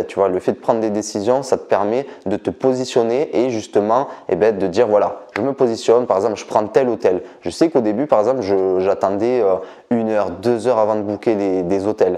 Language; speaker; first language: French; native; French